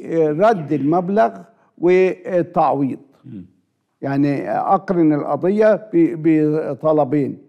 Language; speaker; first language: Arabic; native; Arabic